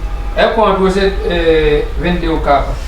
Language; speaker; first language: Portuguese; non-native, learner; Haitian Creole